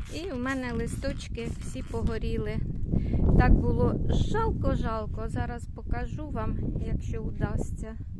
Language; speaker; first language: Ukrainian; non-native, local second language; Russian